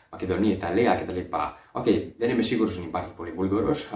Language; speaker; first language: Greek; non-native, learner; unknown